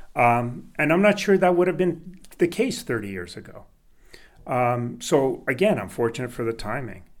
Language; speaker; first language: English; early bilingual, other home language; Swedish